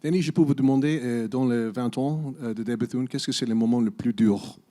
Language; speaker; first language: French; non-native, learner; English